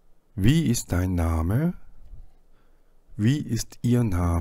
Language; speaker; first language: German; non-native, fluent; Korean